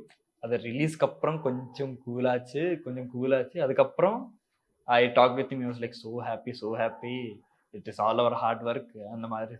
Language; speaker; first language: Tamil; non-native, learner; Telugu